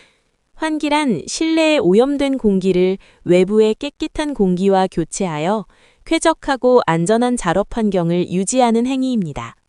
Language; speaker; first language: Korean; non-native, learner; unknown